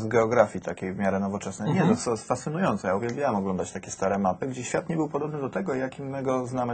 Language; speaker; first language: Polish; native; Polish